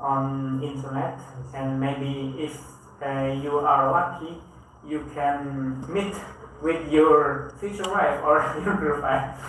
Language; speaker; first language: English; non-native, learner; Indonesian